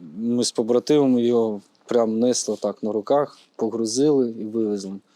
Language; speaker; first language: Ukrainian; native; Ukrainian